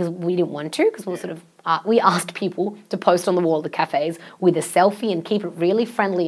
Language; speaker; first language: English; non-native, local second language; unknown